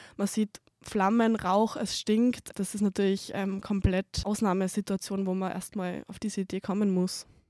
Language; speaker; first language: German; native; German